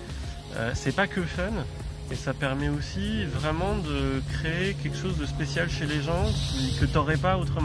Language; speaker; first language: French; native; French